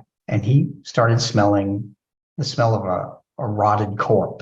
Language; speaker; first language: English; native; English